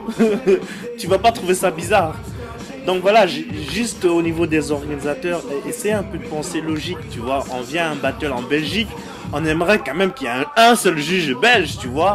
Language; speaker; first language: French; native; French